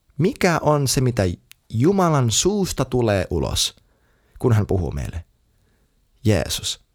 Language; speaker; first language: Finnish; native; Finnish